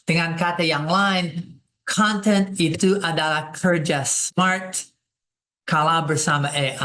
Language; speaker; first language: Indonesian; non-native, fluent; English